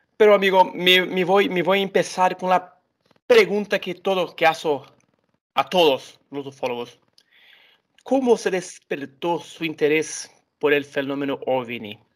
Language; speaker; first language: Spanish; non-native, learner; Portuguese